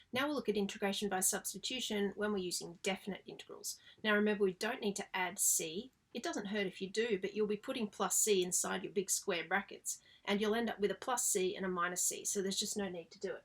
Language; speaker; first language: English; native; English